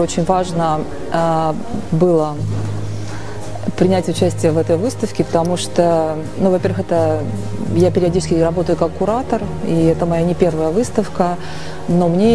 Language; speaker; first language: Russian; native; Russian